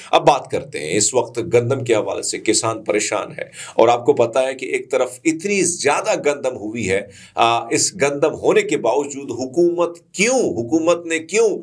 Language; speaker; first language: Urdu; non-native, local second language; Punjabi